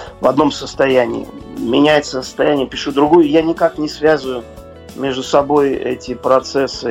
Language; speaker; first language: Russian; native; Russian